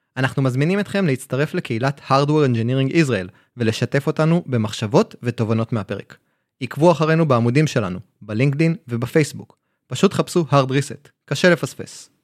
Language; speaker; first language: Hebrew; native; Hebrew